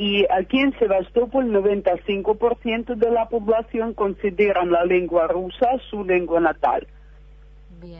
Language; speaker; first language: Spanish; non-native, fluent; Russian